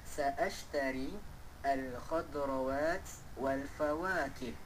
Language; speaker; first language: Arabic; non-native, learner; Malay